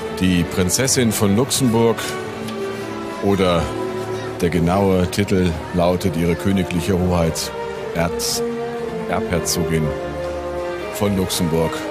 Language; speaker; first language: German; native; German